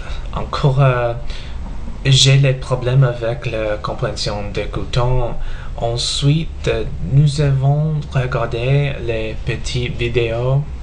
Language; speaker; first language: French; non-native, learner; English